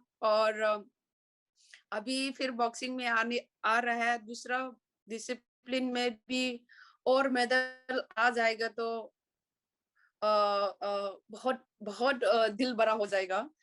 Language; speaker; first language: Hindi; non-native, local second language; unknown